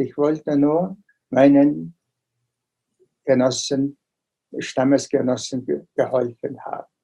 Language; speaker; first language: German; non-native, fluent; Tuvinian